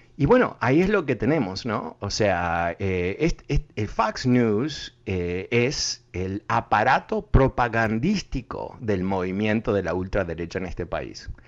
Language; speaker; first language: Spanish; early bilingual, heritage; Spanish